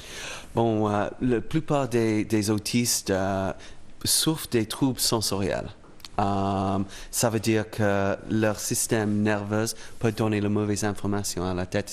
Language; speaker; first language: French; non-native, fluent; English